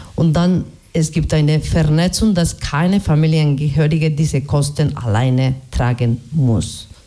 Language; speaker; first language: German; non-native, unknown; Basque